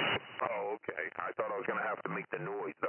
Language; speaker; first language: English; native; English